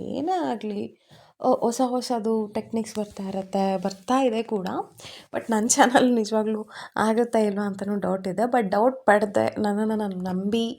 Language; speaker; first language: Kannada; non-native, local second language; Telugu